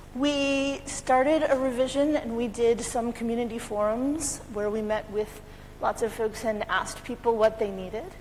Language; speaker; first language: English; native; English